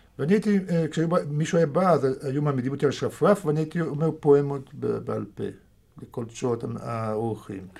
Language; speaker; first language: Hebrew; early bilingual, other home language; Russian